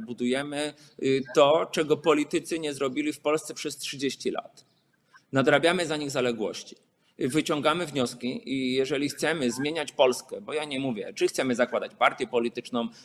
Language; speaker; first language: Polish; native; Polish